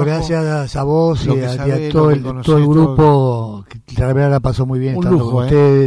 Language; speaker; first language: Spanish; native; Spanish